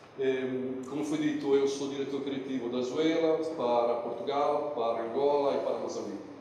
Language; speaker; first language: Portuguese; non-native, fluent; Italian